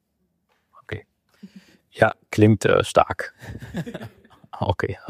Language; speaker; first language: German; native; German